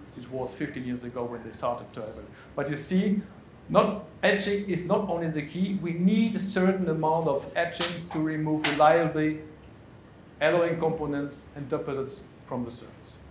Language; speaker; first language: English; non-native, fluent; German